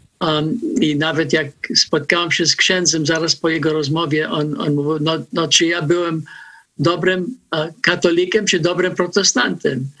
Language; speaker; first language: Polish; non-native, fluent; English